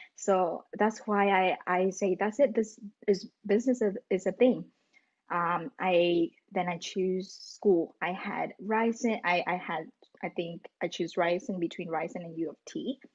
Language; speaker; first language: English; non-native, fluent; Vietnamese